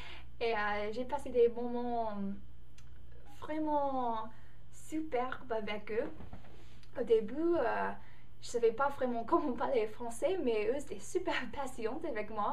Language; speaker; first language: French; non-native, learner; English